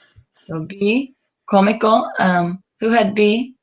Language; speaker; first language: Spanish; non-native, learner; English